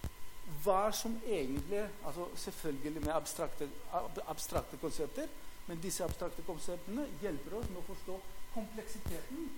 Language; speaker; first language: Norwegian; non-native, fluent; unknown